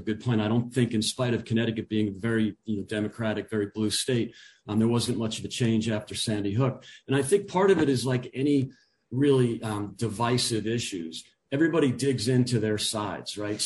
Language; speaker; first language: English; native; English